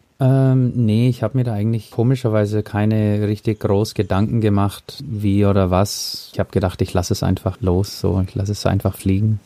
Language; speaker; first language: German; early bilingual, heritage; German